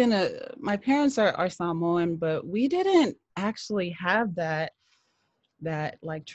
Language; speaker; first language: English; native; English